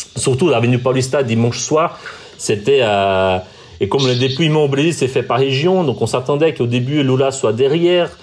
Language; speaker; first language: French; non-native, fluent; Portuguese